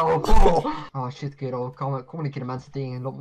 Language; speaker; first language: Dutch; native; Dutch